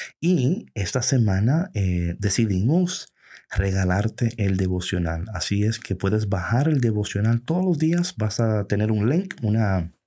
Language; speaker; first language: Spanish; early bilingual, heritage; Spanish